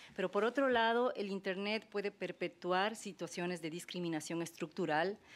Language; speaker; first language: Spanish; native; Spanish